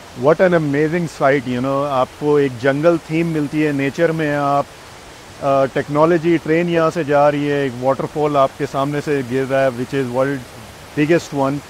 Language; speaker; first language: Urdu; non-native, local second language; Punjabi